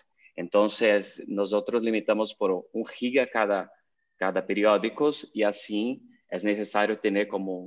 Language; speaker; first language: Spanish; non-native, learner; Portuguese